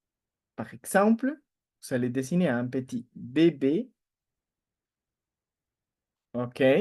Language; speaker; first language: French; non-native, fluent; Spanish